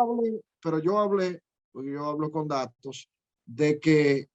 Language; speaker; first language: Spanish; native; Spanish